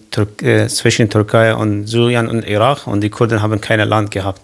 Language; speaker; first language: German; non-native, learner; Kurdish